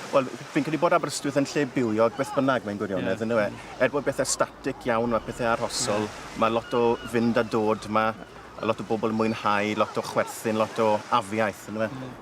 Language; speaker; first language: Welsh; native; Welsh